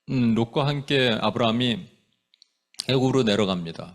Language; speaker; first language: Korean; native; Korean